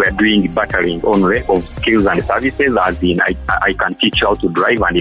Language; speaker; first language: English; non-native, local second language; Kinyarwanda